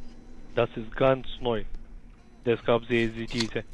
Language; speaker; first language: German; non-native, learner; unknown